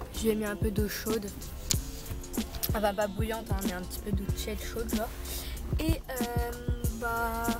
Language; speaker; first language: French; native; French